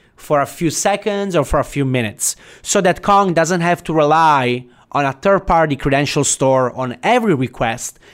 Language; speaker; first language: English; non-native, fluent; Italian